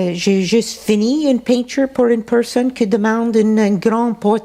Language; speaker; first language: French; non-native, local second language; English